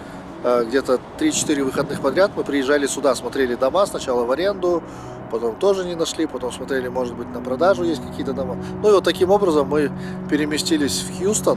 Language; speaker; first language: Russian; native; Russian